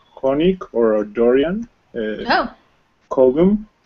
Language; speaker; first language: English; non-native, learner; Spanish